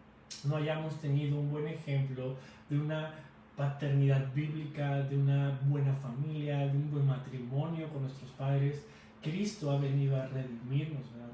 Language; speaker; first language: Spanish; native; Spanish